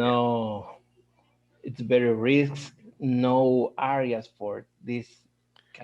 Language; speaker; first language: English; non-native, learner; Spanish